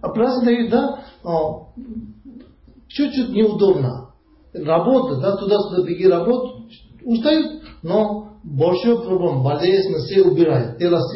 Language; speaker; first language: Russian; non-native, learner; Tibetan